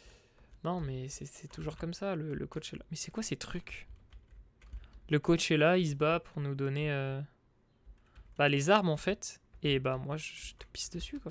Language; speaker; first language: French; native; French